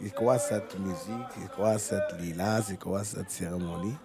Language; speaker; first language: French; non-native, learner; Arabic